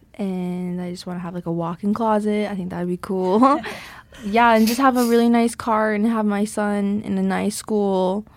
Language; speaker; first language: English; native; English